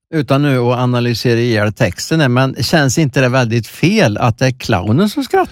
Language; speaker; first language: Swedish; native; Swedish